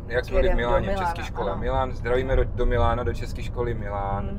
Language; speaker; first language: Czech; native; Czech